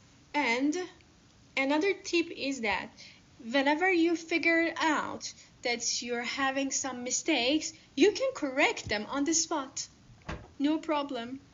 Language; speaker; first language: English; non-native, fluent; Persian